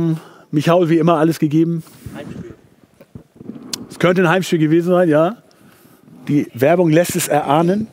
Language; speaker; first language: German; native; German